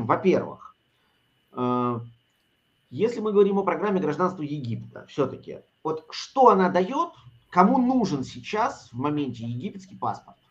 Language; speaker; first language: Russian; native; Russian